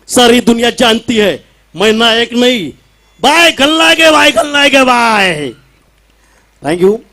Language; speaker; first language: Hindi; non-native, local second language; Marathi